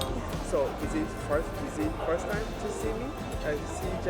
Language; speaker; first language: English; non-native, learner; Japanese